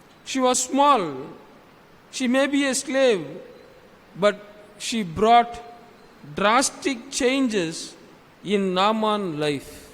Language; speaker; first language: English; non-native, local second language; Tamil